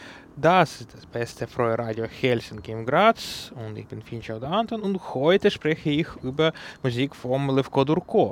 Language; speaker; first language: German; non-native, learner; Ukrainian